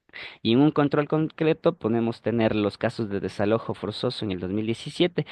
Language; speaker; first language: Spanish; native; Spanish